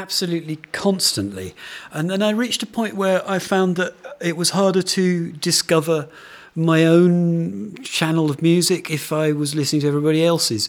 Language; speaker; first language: English; native; English